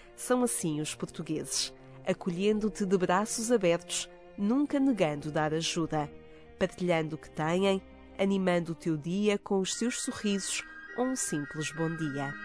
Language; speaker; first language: Portuguese; native; Portuguese